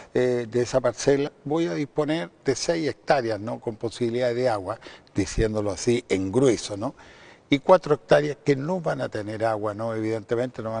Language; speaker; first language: Spanish; native; Spanish